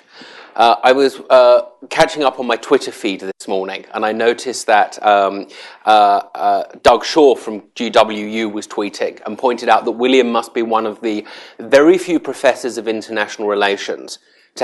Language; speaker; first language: English; native; English